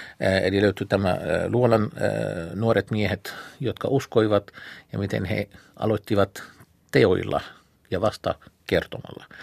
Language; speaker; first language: Finnish; non-native, fluent; Arabic